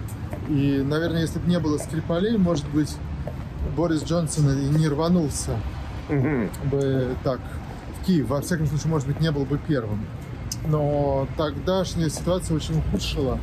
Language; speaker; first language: Russian; native; Russian